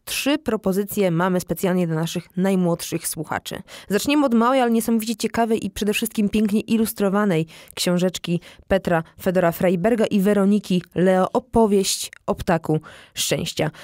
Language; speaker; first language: Polish; native; Polish